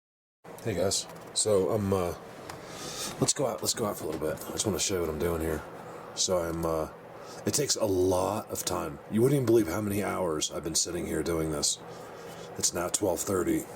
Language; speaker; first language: English; native; English